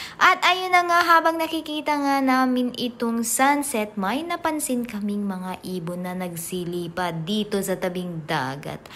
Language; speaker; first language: Filipino; native; Filipino